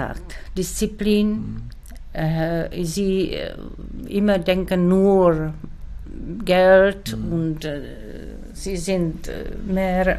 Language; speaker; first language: German; non-native, learner; Czech